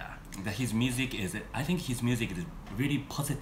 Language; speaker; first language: English; non-native, learner; Japanese